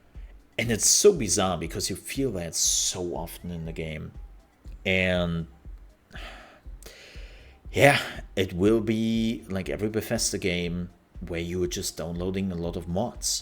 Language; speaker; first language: English; non-native, fluent; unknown